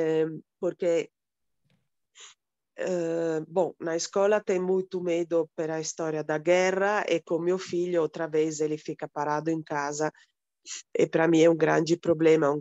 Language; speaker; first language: Portuguese; non-native, fluent; Italian